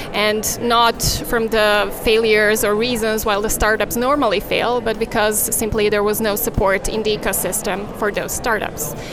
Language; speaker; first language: English; non-native, fluent; Serbian